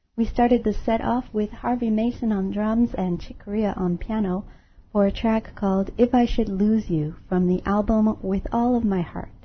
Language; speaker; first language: English; native; English